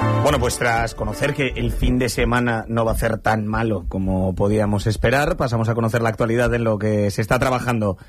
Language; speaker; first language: Spanish; native; Spanish